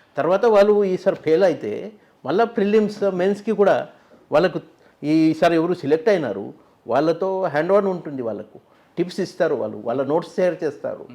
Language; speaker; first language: Telugu; non-native, fluent; Marathi